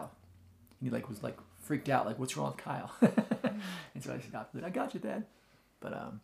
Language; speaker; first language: English; native; English